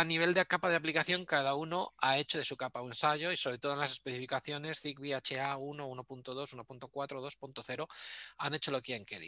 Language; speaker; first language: Spanish; native; Spanish